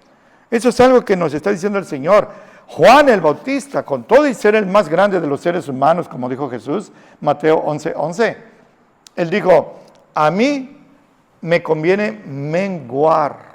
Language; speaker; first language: Spanish; native; Spanish